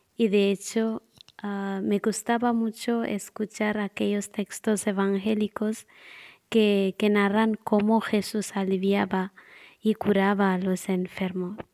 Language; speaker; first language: Spanish; non-native, fluent; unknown